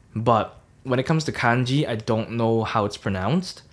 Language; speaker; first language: English; non-native, local second language; Cantonese